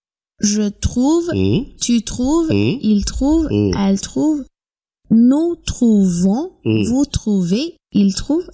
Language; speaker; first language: French; non-native, learner; Tamil